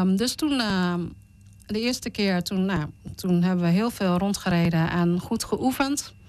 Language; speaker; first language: Dutch; early bilingual, other home language; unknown